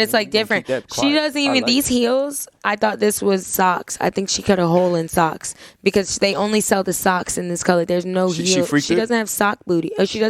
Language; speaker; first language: English; native; English